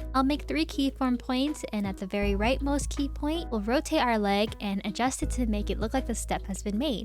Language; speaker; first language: English; native; English